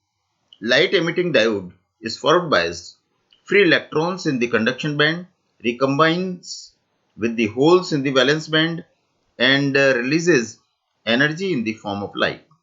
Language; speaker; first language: English; non-native, local second language; Hindi